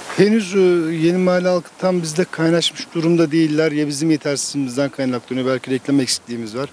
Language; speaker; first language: Turkish; native; Turkish